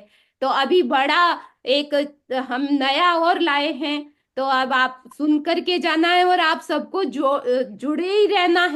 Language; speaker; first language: Hindi; native; Hindi